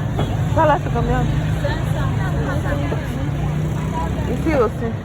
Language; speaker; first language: French; non-native, local second language; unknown